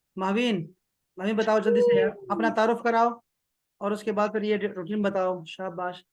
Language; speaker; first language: Urdu; native; Urdu